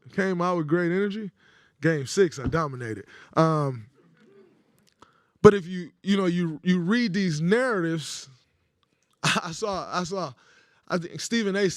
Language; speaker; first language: English; native; English